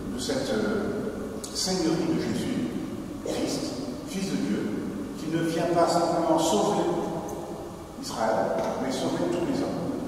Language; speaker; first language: French; native; French